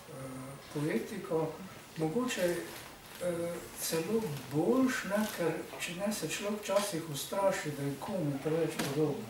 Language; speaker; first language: Slovenian; native; Slovenian